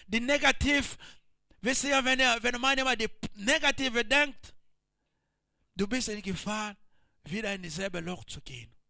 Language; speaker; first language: German; non-native, learner; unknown